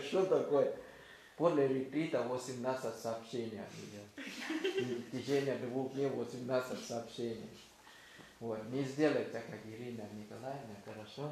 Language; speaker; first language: Russian; non-native, learner; Thai